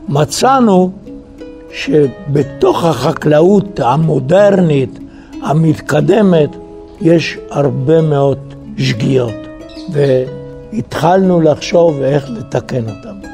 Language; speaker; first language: Hebrew; non-native, fluent; Italian